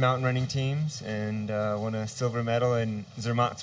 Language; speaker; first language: English; native; English